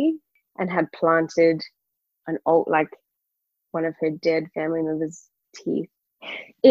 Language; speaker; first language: English; native; English